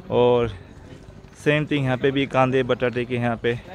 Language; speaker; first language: Hindi; non-native, local second language; Konkani